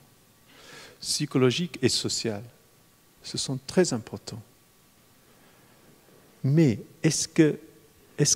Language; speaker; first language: French; non-native, fluent; English